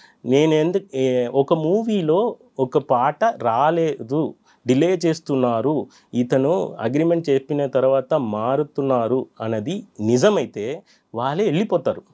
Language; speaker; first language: Telugu; non-native, fluent; Tamil